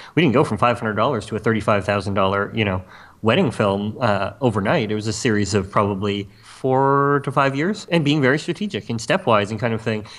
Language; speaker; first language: English; native; English